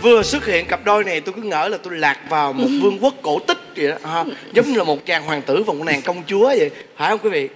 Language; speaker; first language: Vietnamese; native; Vietnamese